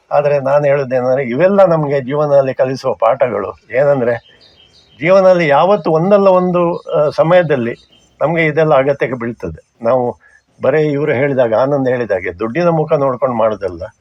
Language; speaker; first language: Kannada; non-native, local second language; Konkani